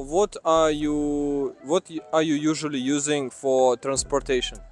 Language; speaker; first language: English; non-native, learner; Russian